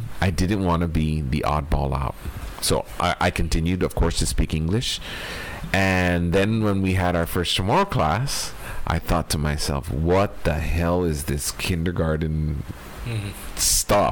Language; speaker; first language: English; early bilingual, other home language; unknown